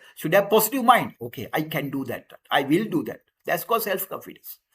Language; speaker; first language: English; non-native, local second language; Sinhala